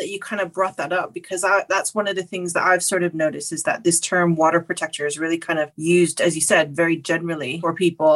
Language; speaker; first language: English; native; English